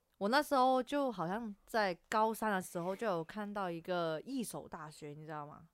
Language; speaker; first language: Chinese; non-native, local second language; Cantonese